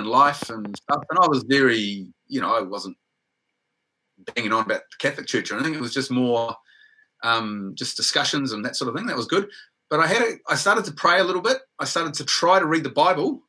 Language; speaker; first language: English; native; English